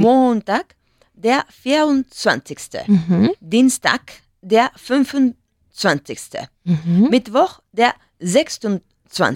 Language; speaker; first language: German; non-native, learner; Spanish